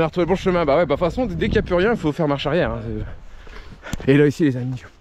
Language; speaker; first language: French; native; French